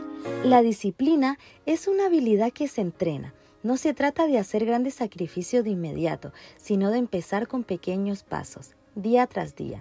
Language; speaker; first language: Spanish; native; Spanish